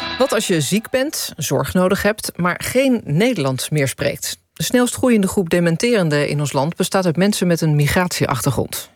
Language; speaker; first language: Dutch; native; Dutch